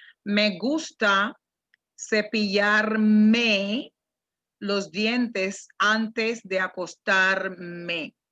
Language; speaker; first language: Spanish; non-native, fluent; English